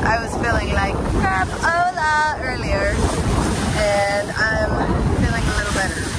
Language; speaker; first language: English; native; English